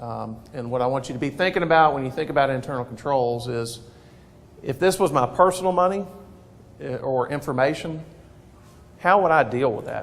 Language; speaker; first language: English; native; English